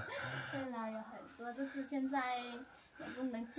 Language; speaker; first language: Chinese; non-native, learner; Vietnamese